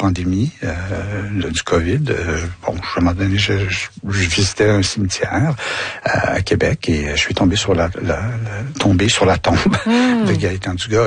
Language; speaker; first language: French; native; French